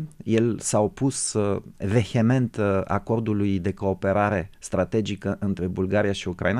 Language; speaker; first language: Romanian; non-native, fluent; Bulgarian